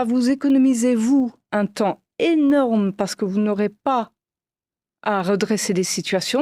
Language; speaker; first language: French; non-native, fluent; English